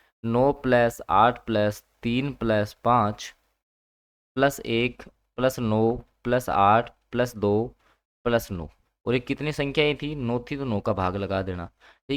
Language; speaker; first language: Hindi; native; Hindi